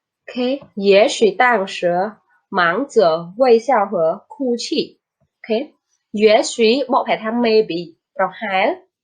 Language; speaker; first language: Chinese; non-native, fluent; Khmer